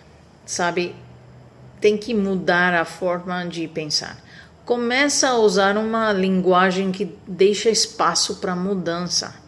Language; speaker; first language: Portuguese; non-native, fluent; Spanish